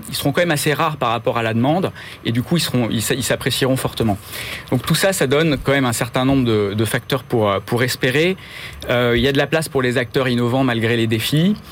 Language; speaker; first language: French; native; French